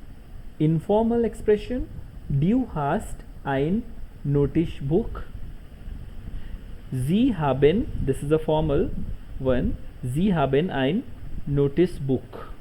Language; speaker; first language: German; non-native, learner; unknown